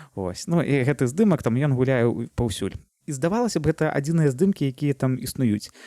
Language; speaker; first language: Belarusian; non-native, local second language; Russian